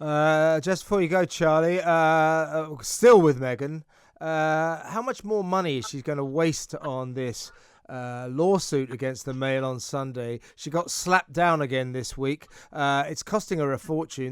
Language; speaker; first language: English; native; English